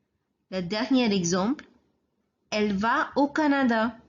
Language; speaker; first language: French; non-native, fluent; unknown